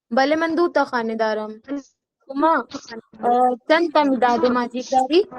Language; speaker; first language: Persian; non-native, learner; Urdu